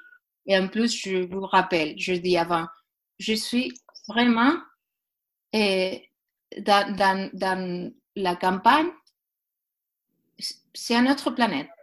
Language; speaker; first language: French; non-native, learner; Spanish